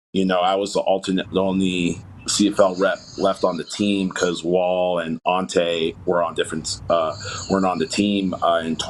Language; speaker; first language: English; native; English